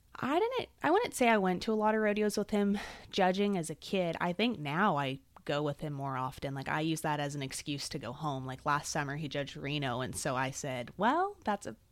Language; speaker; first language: English; native; English